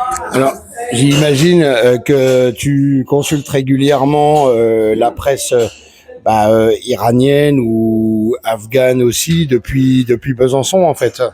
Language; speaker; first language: French; native; French